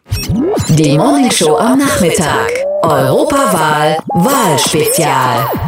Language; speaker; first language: German; native; German